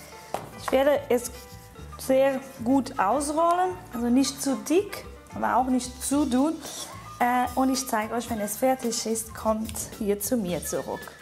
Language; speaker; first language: German; non-native, fluent; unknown